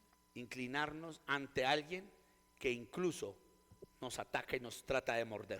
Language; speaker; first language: Spanish; native; Spanish